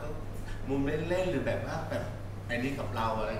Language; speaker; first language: Thai; native; Thai